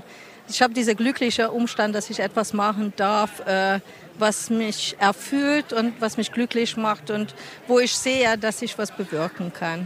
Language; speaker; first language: German; non-native, fluent; Hungarian